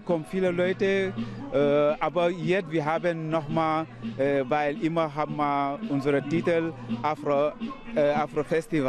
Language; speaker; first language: German; non-native, learner; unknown